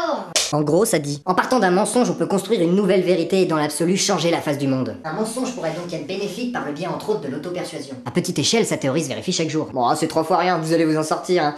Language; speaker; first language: French; native; French